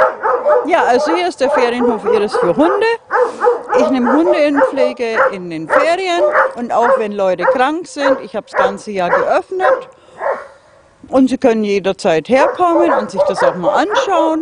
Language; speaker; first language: German; non-native, fluent; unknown